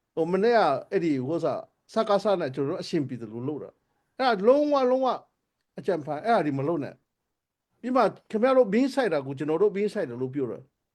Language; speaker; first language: Burmese; non-native, local second language; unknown